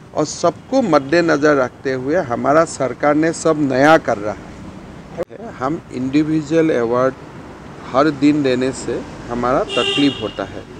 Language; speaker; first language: Hindi; non-native, local second language; Assamese